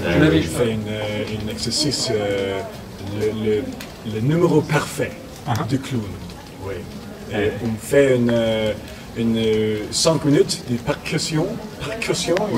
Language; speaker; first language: French; non-native, learner; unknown